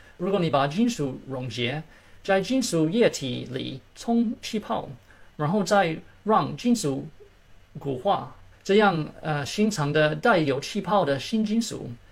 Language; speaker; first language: Chinese; early bilingual, heritage; Chinese